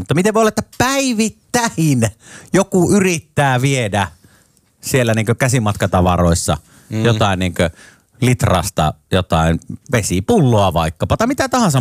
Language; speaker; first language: Finnish; native; Finnish